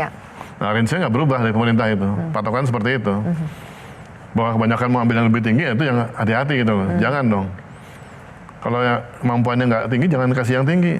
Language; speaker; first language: Indonesian; native; Indonesian